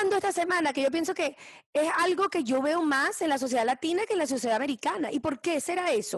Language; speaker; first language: Spanish; early bilingual, heritage; Spanish